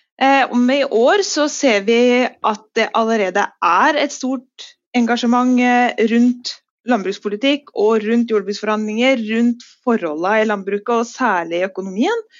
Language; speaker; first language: Norwegian; native; Norwegian